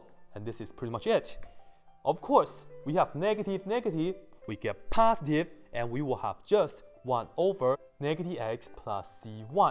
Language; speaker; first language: English; non-native, fluent; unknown